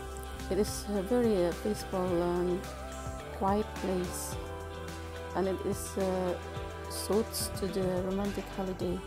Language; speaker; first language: English; non-native, learner; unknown